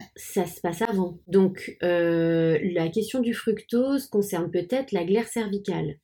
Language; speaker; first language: French; native; French